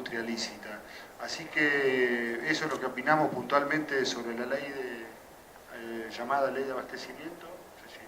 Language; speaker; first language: Spanish; native; Spanish